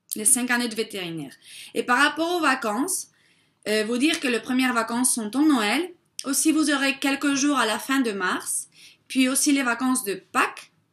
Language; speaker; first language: French; non-native, fluent; Spanish